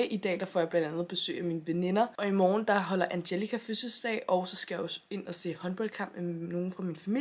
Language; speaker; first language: Danish; native; Danish